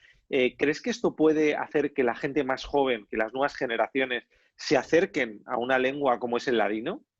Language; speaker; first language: Spanish; native; Spanish